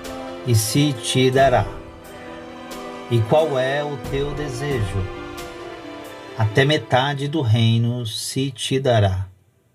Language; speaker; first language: Portuguese; native; Portuguese